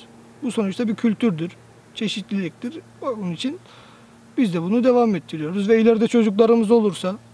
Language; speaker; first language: Turkish; native; Turkish